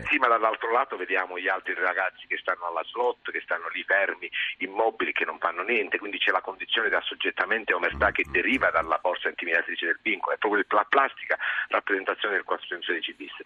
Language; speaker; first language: Italian; native; Italian